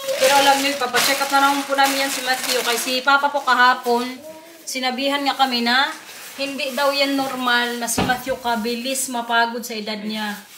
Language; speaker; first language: Filipino; non-native, local second language; Waray